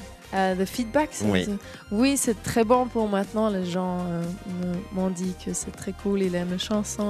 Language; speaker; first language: French; non-native, local second language; German